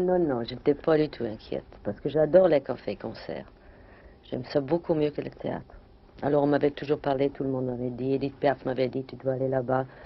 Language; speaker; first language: French; non-native, fluent; German